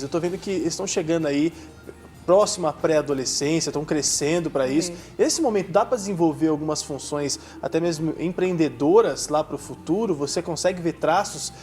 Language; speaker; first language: Portuguese; native; Portuguese